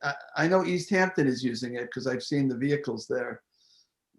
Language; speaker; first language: English; native; English